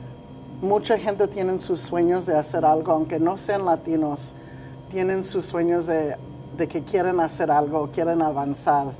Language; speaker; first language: Spanish; early bilingual, heritage; Spanish